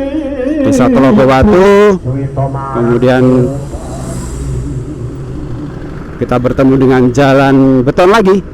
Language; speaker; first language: Indonesian; non-native, local second language; Javanese